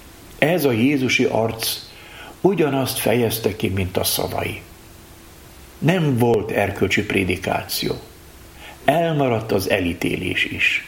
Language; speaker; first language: Hungarian; native; Hungarian